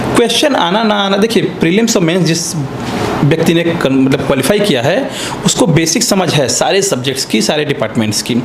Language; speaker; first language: Hindi; native; Hindi